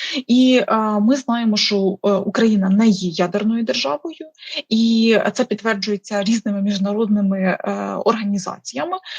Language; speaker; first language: Ukrainian; native; Ukrainian